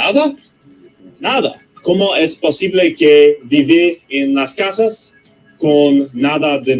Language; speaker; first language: Spanish; non-native, learner; English